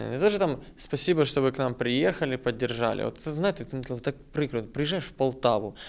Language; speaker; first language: Ukrainian; non-native, local second language; Russian